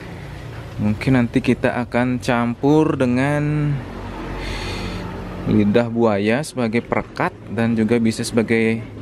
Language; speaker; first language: Indonesian; native; Indonesian